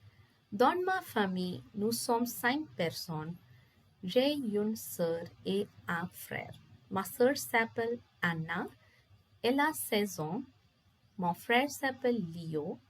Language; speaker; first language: French; non-native, fluent; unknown